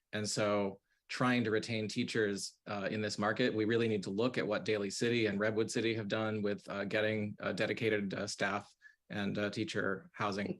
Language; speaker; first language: English; native; English